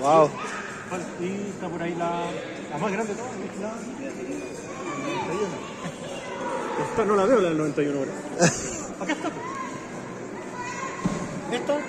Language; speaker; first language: Spanish; native; Spanish